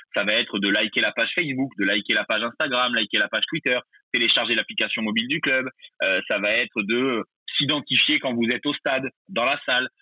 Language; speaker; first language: French; native; French